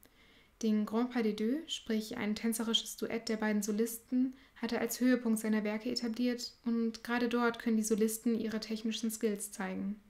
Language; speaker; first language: German; native; German